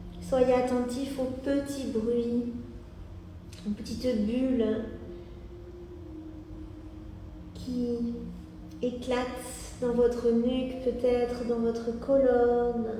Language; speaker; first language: French; native; French